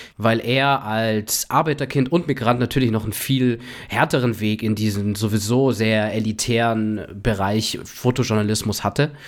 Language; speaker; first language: German; native; German